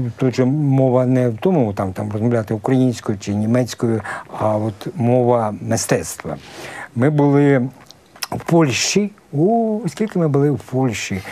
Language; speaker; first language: Ukrainian; native; Ukrainian